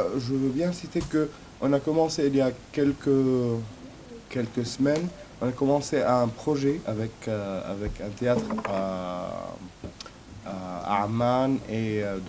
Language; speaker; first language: French; non-native, fluent; Arabic